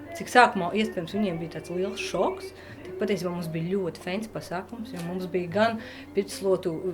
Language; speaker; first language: Latvian; native; Latvian